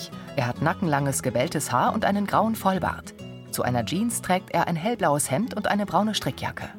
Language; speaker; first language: German; native; German